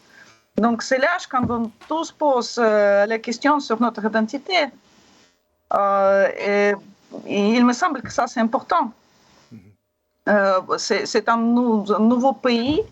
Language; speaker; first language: French; non-native, learner; Russian